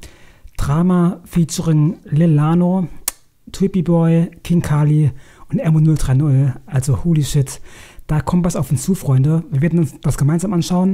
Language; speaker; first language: German; native; German